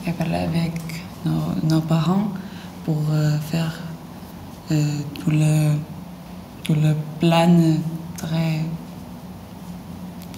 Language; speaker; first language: French; non-native, learner; Lithuanian